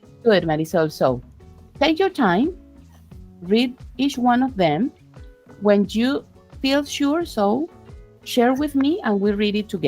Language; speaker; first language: English; non-native, fluent; Spanish